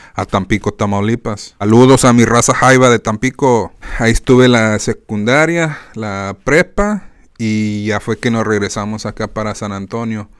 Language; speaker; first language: Spanish; native; Spanish